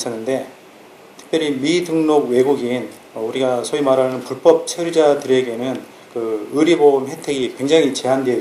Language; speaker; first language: Korean; native; Korean